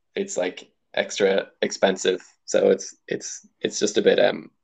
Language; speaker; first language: English; native; English